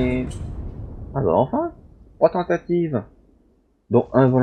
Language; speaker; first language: French; native; French